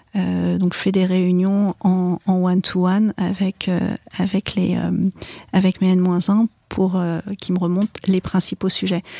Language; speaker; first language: French; early bilingual, other home language; Chinese